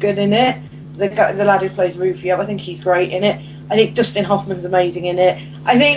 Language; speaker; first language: English; native; English